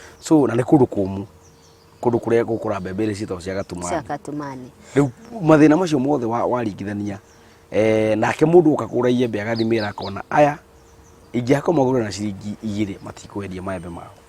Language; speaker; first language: Kikuyu; native; Kikuyu